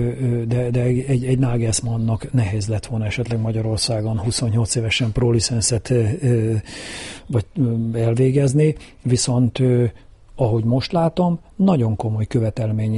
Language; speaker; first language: Hungarian; native; Hungarian